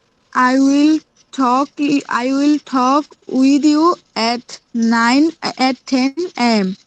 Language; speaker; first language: English; non-native, learner; Bangla